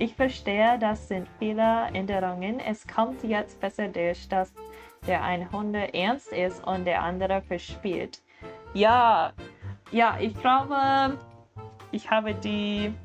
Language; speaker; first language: German; non-native, learner; English